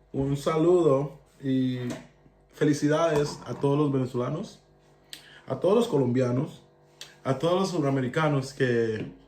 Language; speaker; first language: Spanish; early bilingual, heritage; Spanish